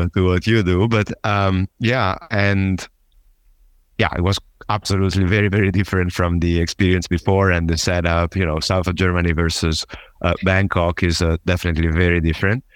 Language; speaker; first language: English; non-native, fluent; Italian